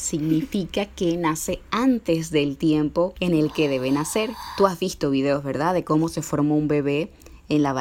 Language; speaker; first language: Spanish; native; Spanish